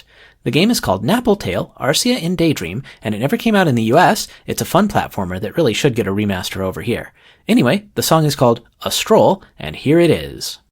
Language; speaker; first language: English; native; English